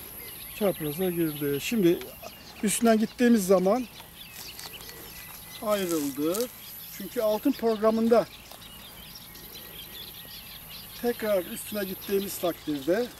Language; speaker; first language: Turkish; native; Turkish